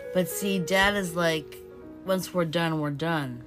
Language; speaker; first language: English; early bilingual, other home language; Portuguese